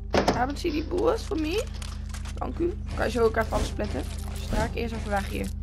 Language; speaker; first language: Dutch; native; Dutch